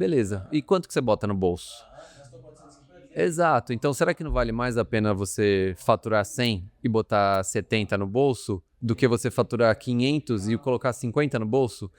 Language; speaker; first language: Portuguese; native; Portuguese